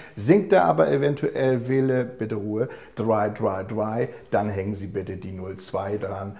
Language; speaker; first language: German; native; German